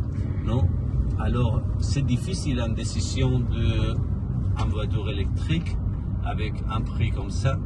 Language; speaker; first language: French; non-native, learner; Spanish